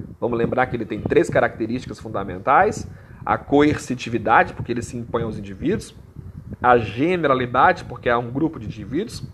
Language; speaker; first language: Portuguese; native; Portuguese